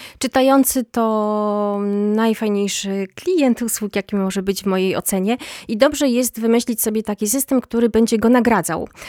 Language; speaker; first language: Polish; native; Polish